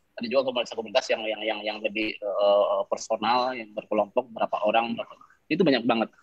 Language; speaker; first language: Indonesian; non-native, local second language; Minangkabau